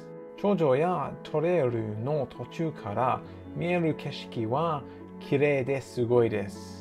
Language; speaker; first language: Japanese; non-native, learner; English